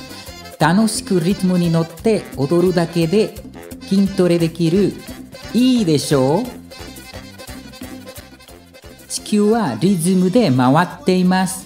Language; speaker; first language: Japanese; non-native, fluent; Spanish